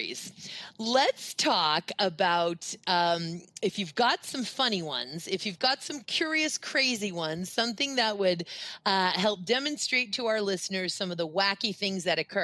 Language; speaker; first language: English; native; English